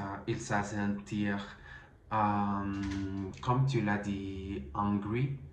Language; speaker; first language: French; non-native, learner; Spanish